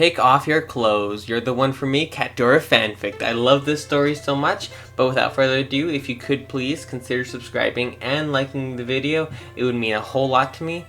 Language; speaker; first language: English; native; English